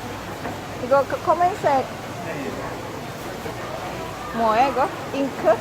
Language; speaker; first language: Korean; non-native, learner; Indonesian